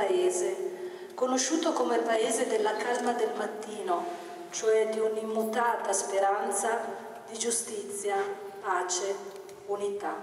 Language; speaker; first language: Italian; native; Italian